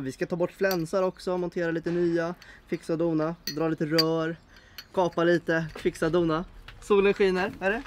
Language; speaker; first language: Swedish; native; Swedish